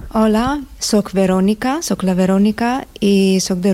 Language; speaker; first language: Catalan; non-native, learner; Russian